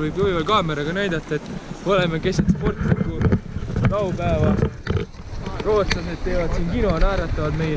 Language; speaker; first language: Estonian; native; Estonian